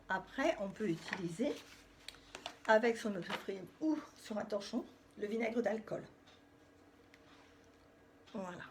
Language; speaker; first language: French; native; French